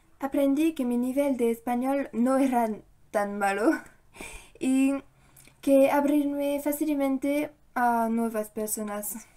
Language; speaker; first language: Spanish; non-native, learner; French